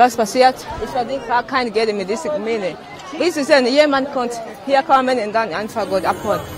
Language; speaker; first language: German; non-native, learner; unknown